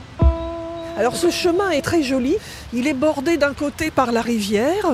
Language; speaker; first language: French; native; French